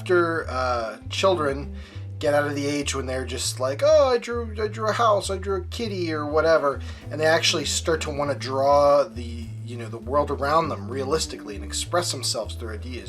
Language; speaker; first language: English; native; English